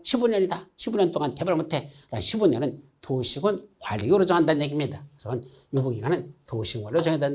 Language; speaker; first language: Korean; native; Korean